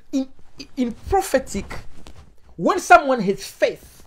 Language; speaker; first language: English; non-native, learner; Lingala